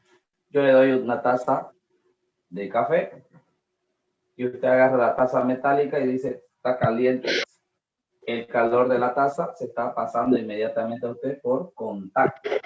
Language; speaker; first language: Spanish; native; Spanish